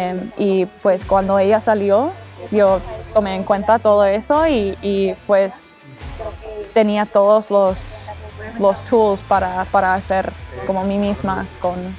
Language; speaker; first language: Spanish; early bilingual, heritage; English